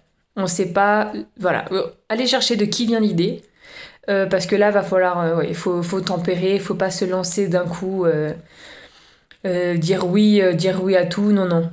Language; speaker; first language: French; native; French